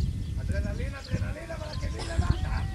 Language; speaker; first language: Hebrew; native; Hebrew